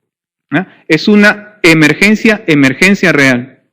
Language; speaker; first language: Spanish; native; Spanish